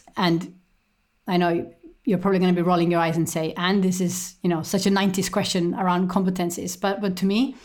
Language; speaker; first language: English; non-native, fluent; Estonian